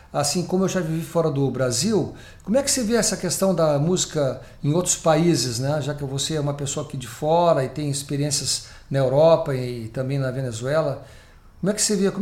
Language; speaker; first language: Portuguese; native; Portuguese